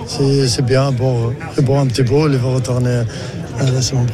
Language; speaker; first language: French; non-native, learner; Arabic